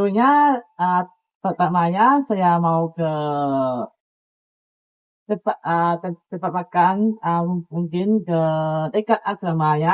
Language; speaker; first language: Indonesian; non-native, learner; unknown